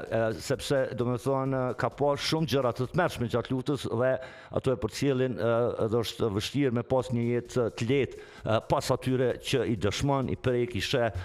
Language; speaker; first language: Albanian; native; Albanian